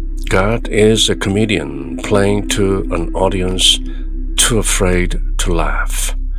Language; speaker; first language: English; non-native, fluent; Korean